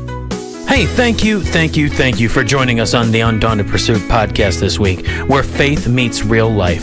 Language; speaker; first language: English; native; English